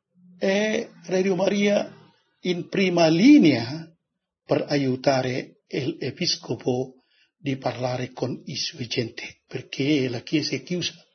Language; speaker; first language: Italian; non-native, learner; Indonesian